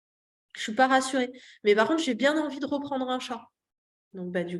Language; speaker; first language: French; native; French